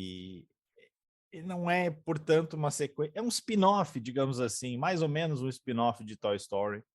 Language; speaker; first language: Portuguese; native; Portuguese